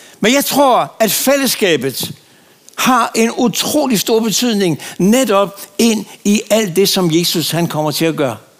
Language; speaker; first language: Danish; native; Danish